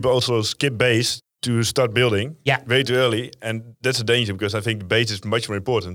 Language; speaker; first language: English; non-native, fluent; Dutch